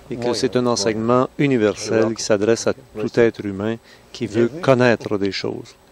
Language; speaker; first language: French; native; French